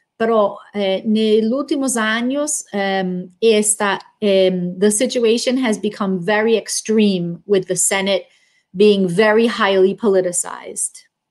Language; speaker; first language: English; native; English